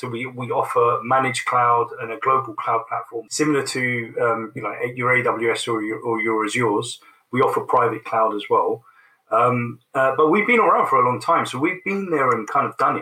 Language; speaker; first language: English; native; English